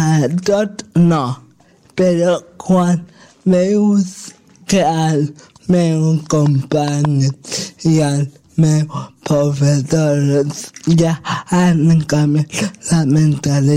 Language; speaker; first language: Catalan; non-native, local second language; Spanish